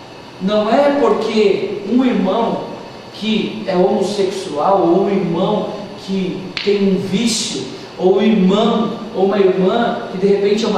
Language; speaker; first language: Portuguese; native; Portuguese